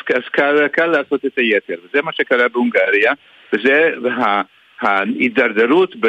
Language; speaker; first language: Hebrew; early bilingual, other home language; Hungarian